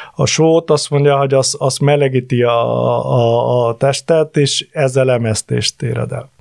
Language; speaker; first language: Hungarian; non-native, fluent; Punjabi